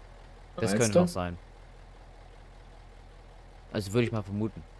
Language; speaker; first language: German; native; German